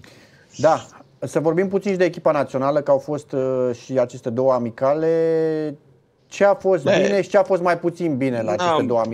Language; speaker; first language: Romanian; native; Romanian